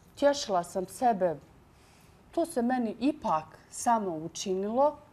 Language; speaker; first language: Bosnian; native; Bosnian